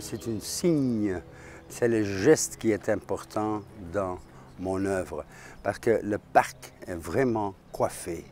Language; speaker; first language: French; non-native, fluent; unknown